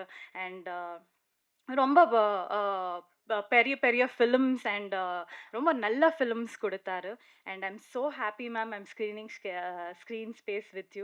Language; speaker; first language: Tamil; non-native, learner; Kannada